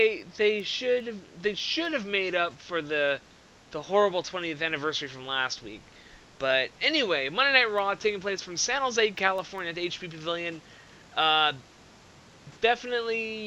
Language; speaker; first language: English; native; English